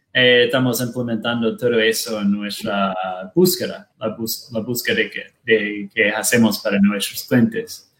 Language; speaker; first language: Spanish; non-native, learner; Portuguese